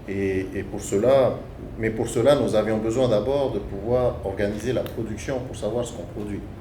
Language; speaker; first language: French; native; French